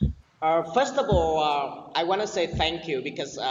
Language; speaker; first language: English; non-native, learner; Vietnamese